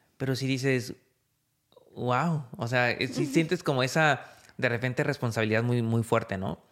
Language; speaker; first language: Spanish; native; Spanish